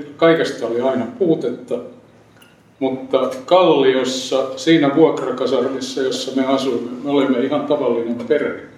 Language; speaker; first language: Finnish; native; Finnish